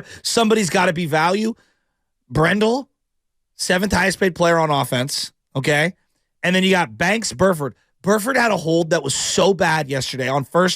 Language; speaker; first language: English; native; English